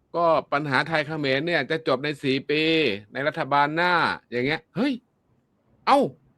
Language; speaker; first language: Thai; native; Thai